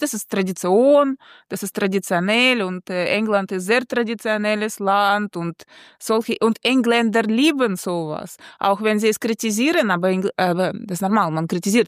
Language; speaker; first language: German; non-native, fluent; Russian